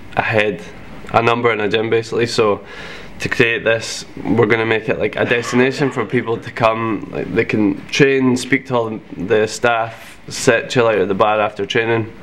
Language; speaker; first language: English; native; English